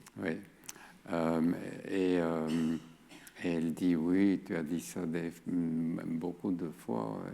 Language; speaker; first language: French; non-native, fluent; German